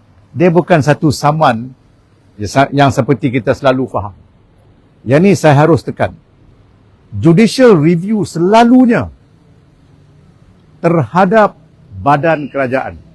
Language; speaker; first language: Malay; native; Malay